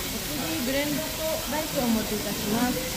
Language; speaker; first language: Japanese; native; Japanese